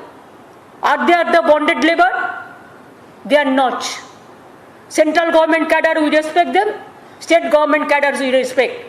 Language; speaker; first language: English; non-native, local second language; Bangla